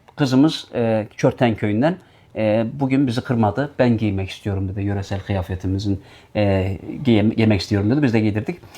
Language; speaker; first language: Turkish; native; Turkish